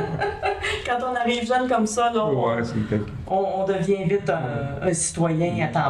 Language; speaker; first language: French; native; French